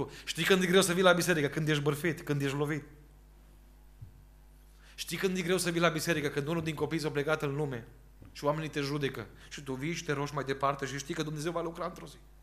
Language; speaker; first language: Romanian; native; Romanian